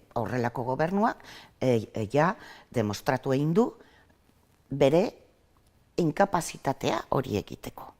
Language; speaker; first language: Basque; non-native, local second language; Spanish